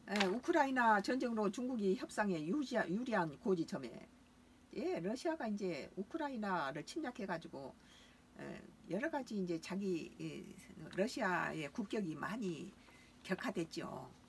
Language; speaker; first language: Korean; native; Korean